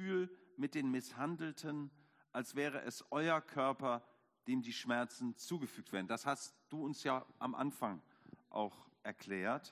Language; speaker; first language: German; native; German